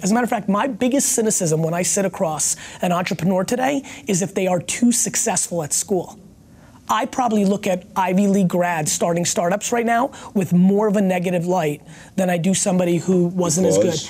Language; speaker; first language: English; early bilingual, other home language; Russian